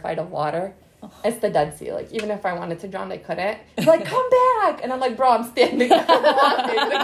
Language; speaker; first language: English; early bilingual, other home language; Arabic